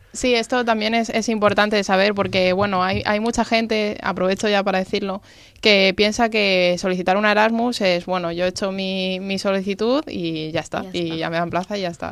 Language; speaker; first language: Spanish; native; Spanish